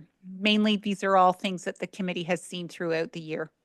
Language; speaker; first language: English; native; English